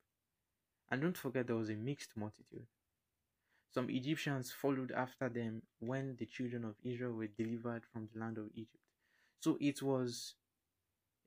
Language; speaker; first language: English; non-native, local second language; Yoruba